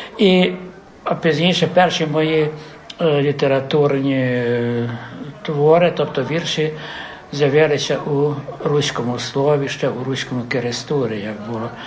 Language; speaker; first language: Ukrainian; early bilingual, heritage; Ukrainian